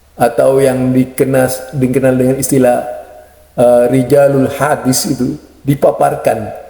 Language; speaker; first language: Indonesian; non-native, local second language; Madurese